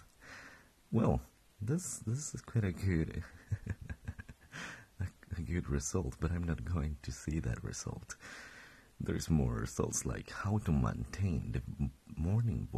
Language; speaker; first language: English; non-native, fluent; Spanish